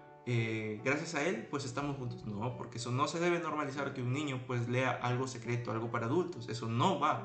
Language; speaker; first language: Spanish; native; Spanish